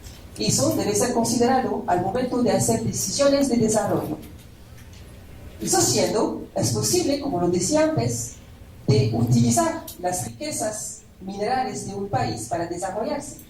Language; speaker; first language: Spanish; non-native, fluent; French